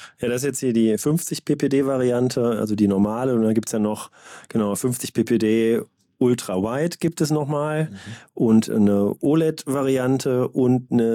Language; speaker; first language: German; native; German